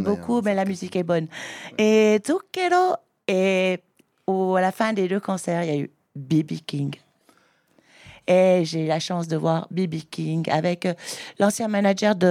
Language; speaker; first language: French; native; French